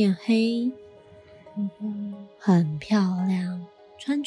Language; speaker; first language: Chinese; native; Chinese